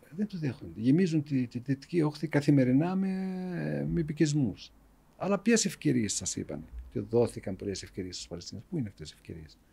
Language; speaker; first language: Greek; non-native, fluent; Arabic